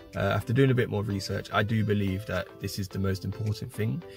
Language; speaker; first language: English; native; English